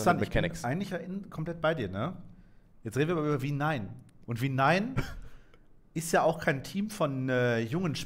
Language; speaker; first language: German; native; German